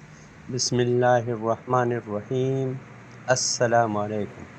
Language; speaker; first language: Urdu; non-native, local second language; Pashto